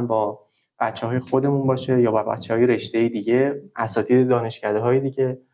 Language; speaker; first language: Persian; native; Persian